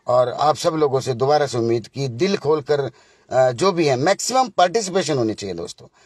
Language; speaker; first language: Hindi; native; Hindi